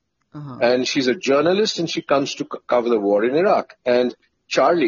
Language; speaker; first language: English; non-native, local second language; Bangla